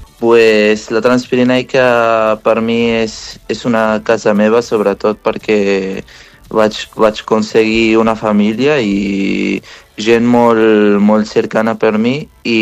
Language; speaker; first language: Catalan; non-native, fluent; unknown